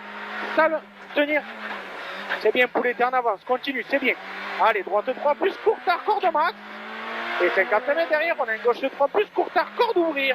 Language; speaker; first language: French; native; French